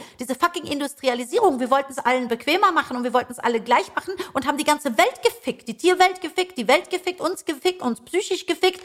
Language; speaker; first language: German; early bilingual, other home language; Persian